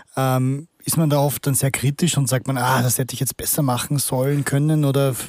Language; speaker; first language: German; native; German